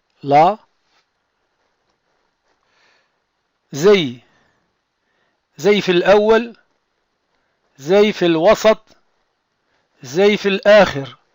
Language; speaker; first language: Arabic; non-native, fluent; French